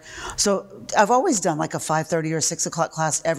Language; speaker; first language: English; native; English